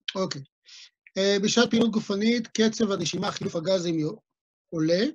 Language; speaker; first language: Hebrew; native; Hebrew